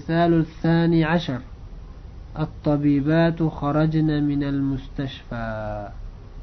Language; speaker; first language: Arabic; non-native, fluent; Uzbek